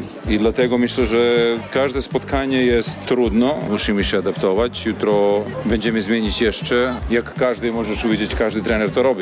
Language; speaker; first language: Polish; non-native, learner; Serbian